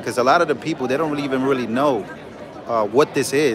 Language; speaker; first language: English; early bilingual, other home language; Spanish